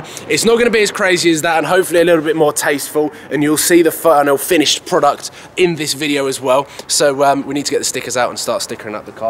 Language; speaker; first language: English; native; English